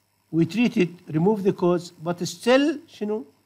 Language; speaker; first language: English; non-native, fluent; Arabic